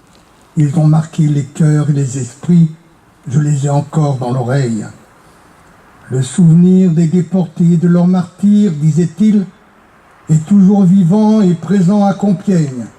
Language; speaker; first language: French; native; French